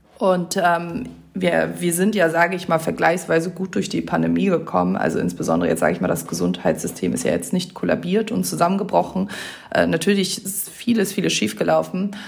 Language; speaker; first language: German; early bilingual, other home language; Persian